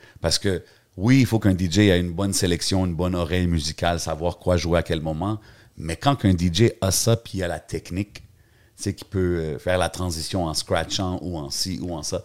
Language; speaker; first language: French; native; French